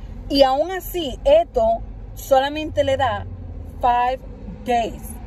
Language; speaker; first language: Spanish; early bilingual, other home language; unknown